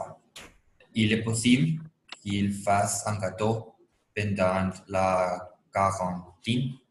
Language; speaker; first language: French; non-native, fluent; Spanish